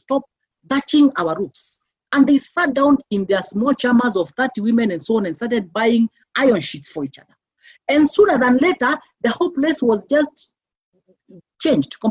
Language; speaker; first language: English; non-native, local second language; Meru